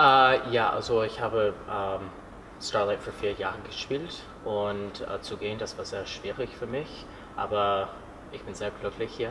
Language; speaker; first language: German; non-native, learner; English